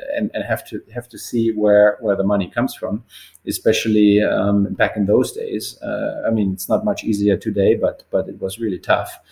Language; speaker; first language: English; non-native, fluent; German